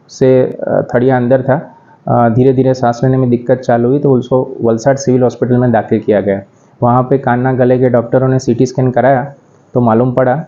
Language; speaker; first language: Hindi; non-native, local second language; Gujarati